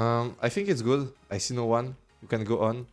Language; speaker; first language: English; non-native, learner; French